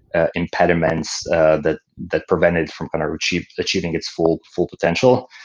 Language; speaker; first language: English; non-native, fluent; Slovak